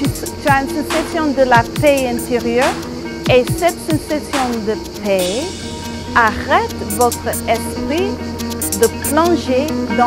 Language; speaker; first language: French; non-native, fluent; English